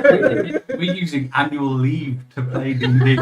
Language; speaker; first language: English; native; English